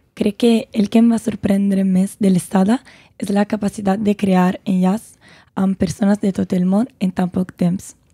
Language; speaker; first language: Catalan; non-native, learner; Italian